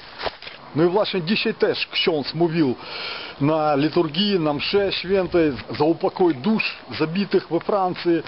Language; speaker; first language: Polish; non-native, fluent; Ukrainian